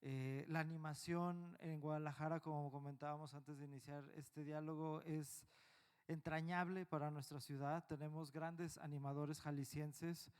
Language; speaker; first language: Spanish; native; Spanish